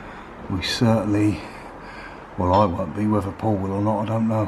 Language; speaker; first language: English; native; English